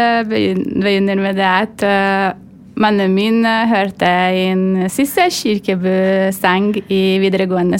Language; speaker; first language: Norwegian; non-native, fluent; Hungarian